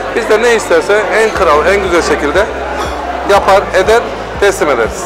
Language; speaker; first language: Turkish; early bilingual, heritage; Turkish